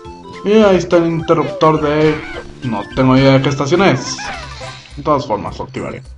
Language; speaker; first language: Spanish; native; Spanish